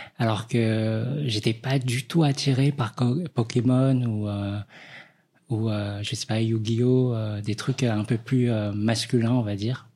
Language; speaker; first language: French; early bilingual, other home language; Vietnamese